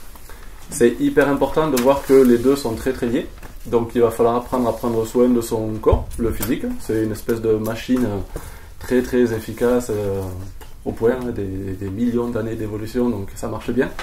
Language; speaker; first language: French; native; French